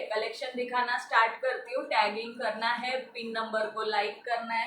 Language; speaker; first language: Hindi; non-native, local second language; Marathi